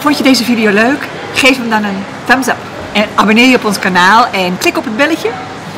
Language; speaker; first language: Dutch; native; Dutch